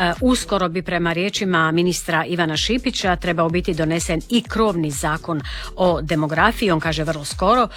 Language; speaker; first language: Croatian; native; Croatian